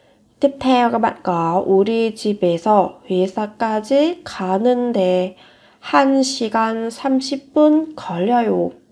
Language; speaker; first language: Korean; non-native, fluent; Vietnamese